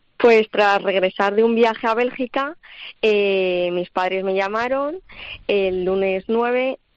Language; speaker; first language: Spanish; native; Spanish